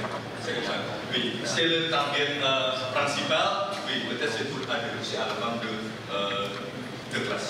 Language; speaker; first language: French; non-native, learner; Indonesian